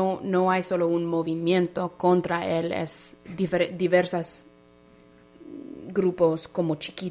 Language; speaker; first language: Spanish; non-native, fluent; English